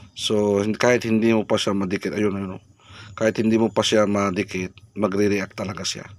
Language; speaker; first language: Filipino; non-native, local second language; Cebuano